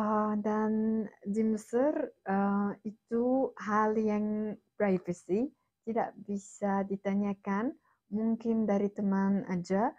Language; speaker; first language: Indonesian; non-native, fluent; Arabic